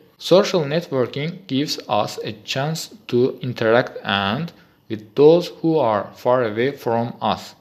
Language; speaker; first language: English; non-native, fluent; Azerbaijani